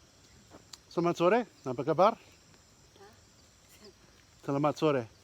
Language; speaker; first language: Indonesian; non-native, learner; English